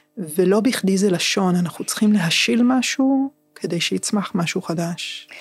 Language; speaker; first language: Hebrew; native; Hebrew